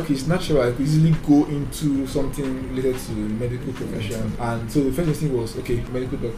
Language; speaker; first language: English; non-native, local second language; Yoruba